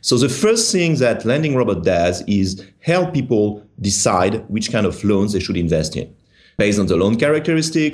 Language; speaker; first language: English; non-native, fluent; French